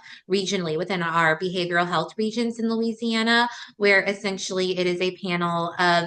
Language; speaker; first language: English; native; English